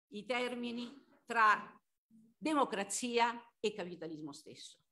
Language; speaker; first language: Italian; native; Italian